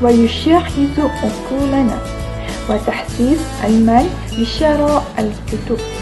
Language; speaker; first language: Arabic; non-native, learner; Malay